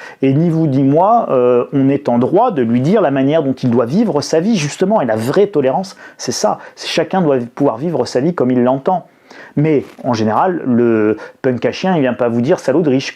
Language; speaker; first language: French; native; French